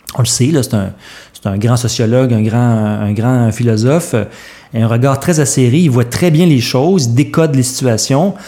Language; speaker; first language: French; native; French